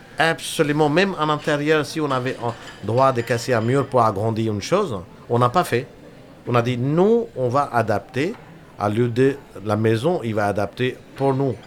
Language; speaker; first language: French; non-native, fluent; Hindi